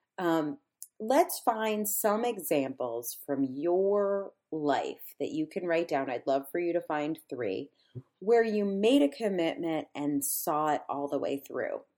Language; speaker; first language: English; native; English